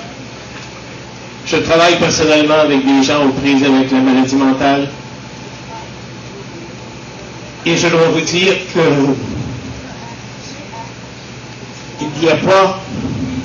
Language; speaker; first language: French; native; French